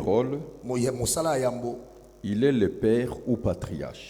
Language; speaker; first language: French; non-native, local second language; Lingala